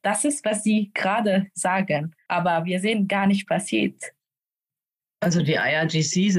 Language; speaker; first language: German; non-native, fluent; Persian